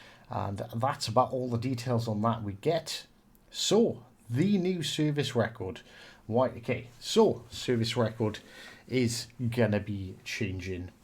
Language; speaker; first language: English; native; English